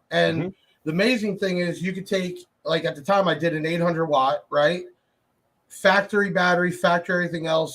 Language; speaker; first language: English; native; English